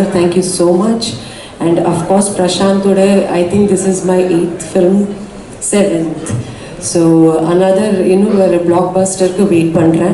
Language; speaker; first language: Tamil; non-native, local second language; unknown